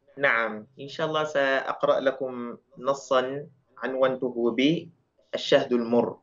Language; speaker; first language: Arabic; non-native, fluent; Wolof